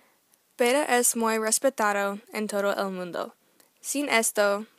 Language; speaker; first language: Spanish; non-native, learner; English